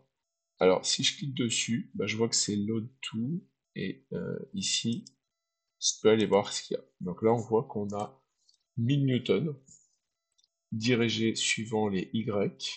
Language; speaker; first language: French; native; French